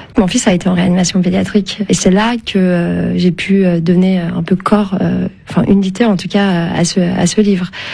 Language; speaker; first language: French; early bilingual, other home language; Turkish